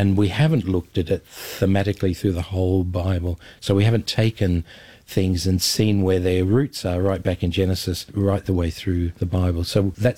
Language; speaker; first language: English; native; English